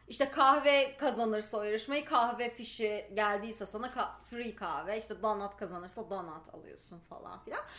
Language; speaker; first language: Turkish; native; Turkish